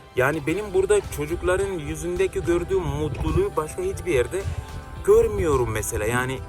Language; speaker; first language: Turkish; non-native, fluent; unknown